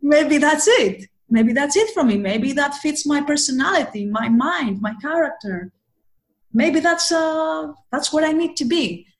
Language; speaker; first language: English; non-native, fluent; Greek